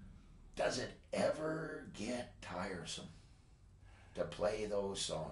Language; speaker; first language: English; native; English